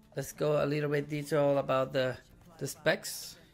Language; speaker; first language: English; non-native, fluent; Spanish